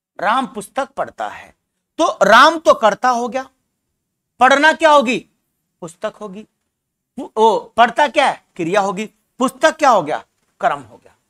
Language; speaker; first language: Hindi; native; Hindi